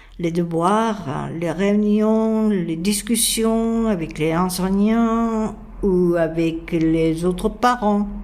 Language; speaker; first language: French; non-native, fluent; Japanese